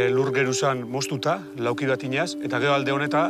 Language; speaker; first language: Basque; native; Basque